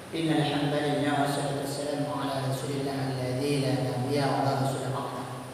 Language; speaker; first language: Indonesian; native; Indonesian